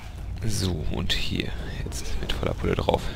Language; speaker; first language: German; native; German